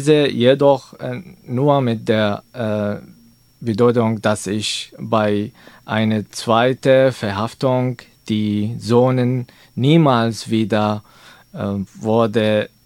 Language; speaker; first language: German; non-native, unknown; Arabic